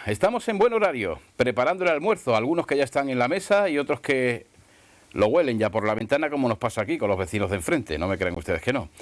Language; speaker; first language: Spanish; native; Spanish